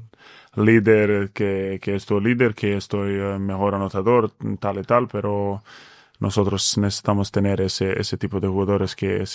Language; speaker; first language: Spanish; non-native, fluent; Bosnian